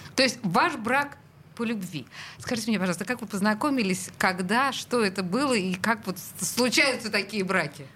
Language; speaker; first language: Russian; native; Russian